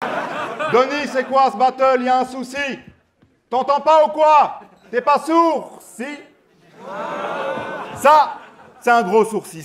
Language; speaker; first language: French; native; French